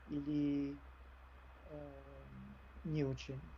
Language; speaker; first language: Russian; non-native, learner; French